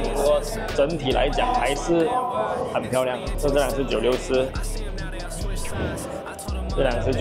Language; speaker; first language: Chinese; native; Chinese